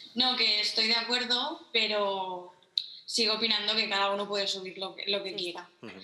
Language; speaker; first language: Spanish; native; Spanish